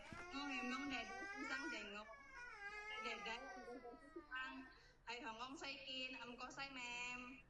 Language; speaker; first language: Cantonese; non-native, learner; Indonesian